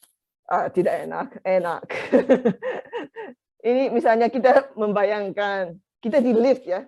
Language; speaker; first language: Indonesian; non-native, fluent; Japanese